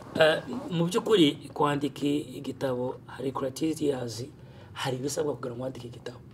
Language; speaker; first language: Kinyarwanda; early bilingual, heritage; Kinyarwanda